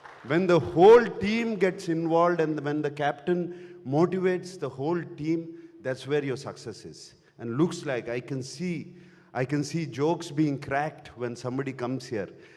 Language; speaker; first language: English; non-native, local second language; Telugu